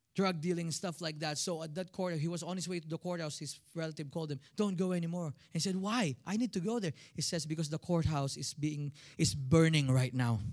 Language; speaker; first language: English; non-native, local second language; Filipino